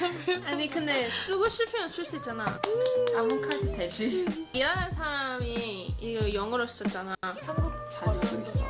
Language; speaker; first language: Korean; early bilingual, heritage; English